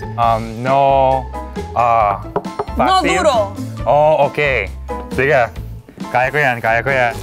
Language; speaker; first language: English; non-native, local second language; Filipino